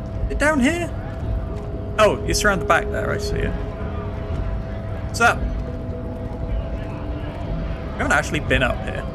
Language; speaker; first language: English; native; English